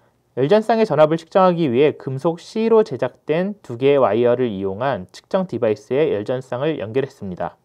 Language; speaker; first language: Korean; native; Korean